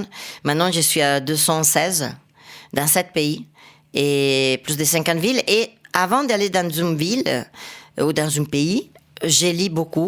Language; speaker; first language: French; non-native, fluent; Italian